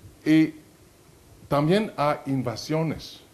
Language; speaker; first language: Spanish; non-native, fluent; French